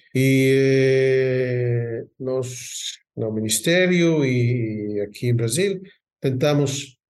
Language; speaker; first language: Portuguese; non-native, fluent; Hebrew